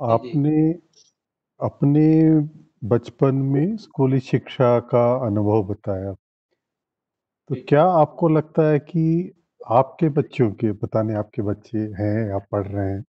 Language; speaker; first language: Hindi; non-native, local second language; Tamil